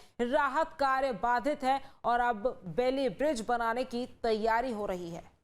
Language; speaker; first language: Hindi; native; Hindi